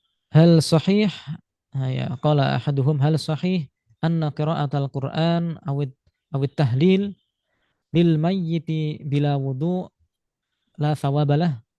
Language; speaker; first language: Arabic; non-native, fluent; Indonesian